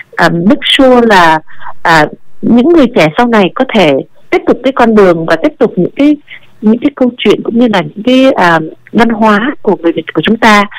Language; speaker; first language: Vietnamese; early bilingual, heritage; Vietnamese